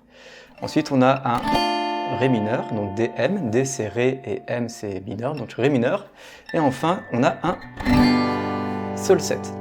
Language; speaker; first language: French; native; French